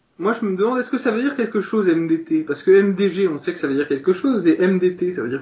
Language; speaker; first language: French; native; French